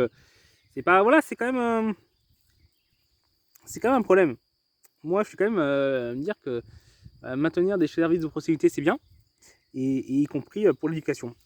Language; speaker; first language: French; native; French